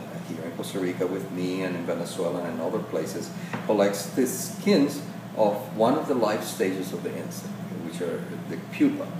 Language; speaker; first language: English; non-native, fluent; Spanish